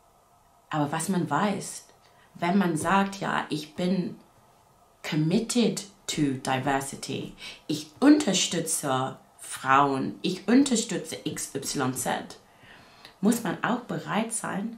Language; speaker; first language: German; non-native, fluent; English